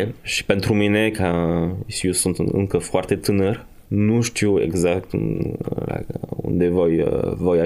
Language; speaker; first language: Romanian; non-native, fluent; French